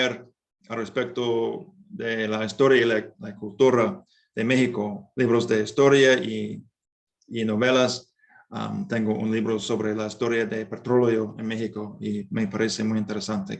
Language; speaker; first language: Spanish; non-native, fluent; English